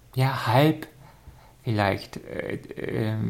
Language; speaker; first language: German; non-native, fluent; Korean